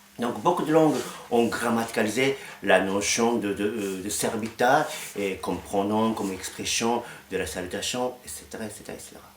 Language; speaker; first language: French; non-native, fluent; Japanese